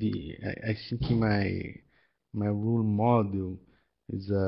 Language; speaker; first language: English; non-native, learner; Portuguese